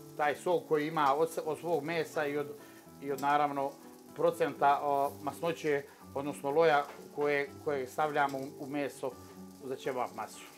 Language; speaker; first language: Serbian; native; Serbian